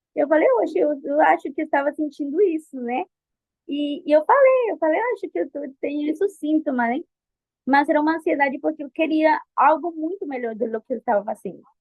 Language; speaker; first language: Portuguese; non-native, fluent; Spanish